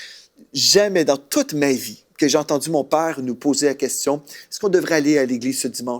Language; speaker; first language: French; native; French